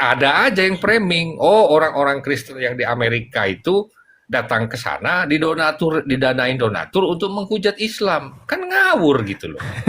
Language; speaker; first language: Indonesian; native; Indonesian